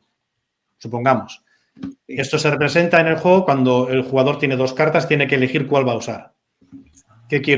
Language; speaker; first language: Spanish; native; Spanish